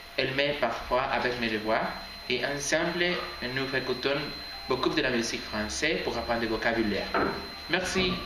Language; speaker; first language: French; non-native, learner; Spanish